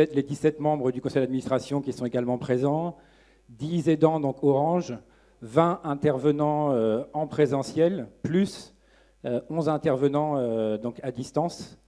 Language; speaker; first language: French; native; French